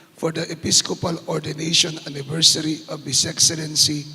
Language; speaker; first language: English; non-native, local second language; Pampanga